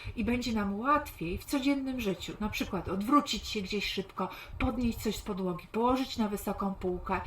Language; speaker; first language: Polish; native; Polish